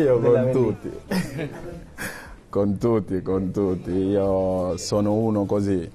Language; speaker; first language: Italian; non-native, learner; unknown